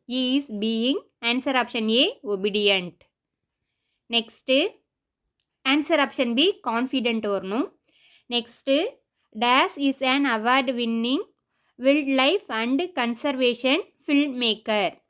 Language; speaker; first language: English; non-native, local second language; Tamil